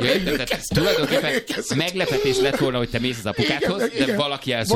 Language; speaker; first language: Hungarian; native; Hungarian